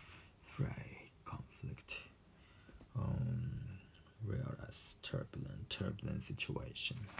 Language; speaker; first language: English; non-native, fluent; Japanese